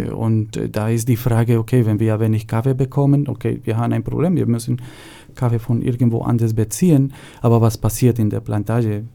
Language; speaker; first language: German; non-native, fluent; Spanish